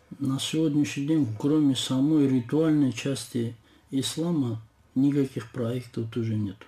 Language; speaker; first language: Russian; non-native, local second language; Lezghian